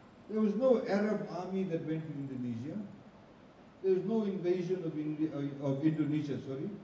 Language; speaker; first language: English; non-native, local second language; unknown